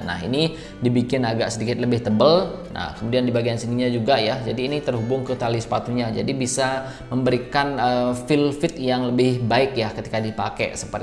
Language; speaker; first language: Indonesian; native; Indonesian